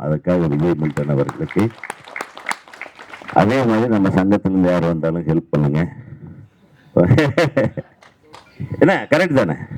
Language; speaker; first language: Tamil; native; Tamil